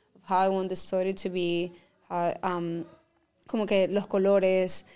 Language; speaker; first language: Spanish; native; Spanish